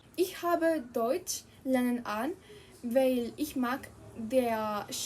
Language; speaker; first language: German; non-native, learner; Spanish